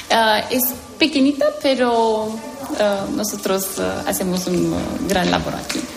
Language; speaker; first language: Spanish; non-native, learner; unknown